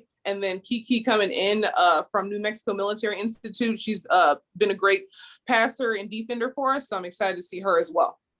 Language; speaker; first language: English; native; English